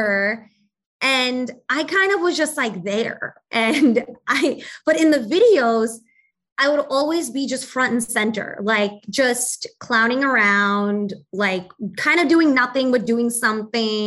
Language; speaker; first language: English; native; English